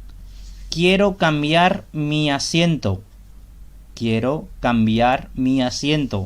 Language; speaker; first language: Spanish; non-native, fluent; Urdu